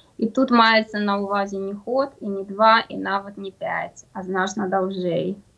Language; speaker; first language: Belarusian; non-native, local second language; Russian